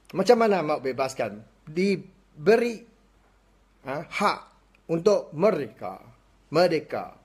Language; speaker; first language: Malay; non-native, local second language; Iban